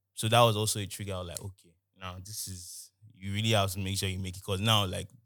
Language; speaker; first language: English; non-native, local second language; Yoruba